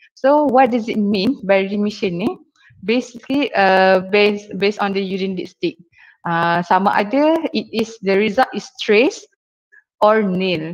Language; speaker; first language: English; non-native, local second language; Malay